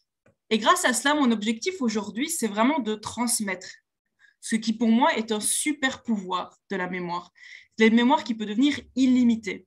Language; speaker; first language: French; native; French